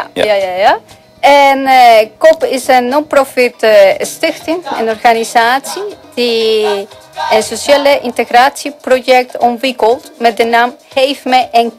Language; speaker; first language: Dutch; non-native, fluent; Spanish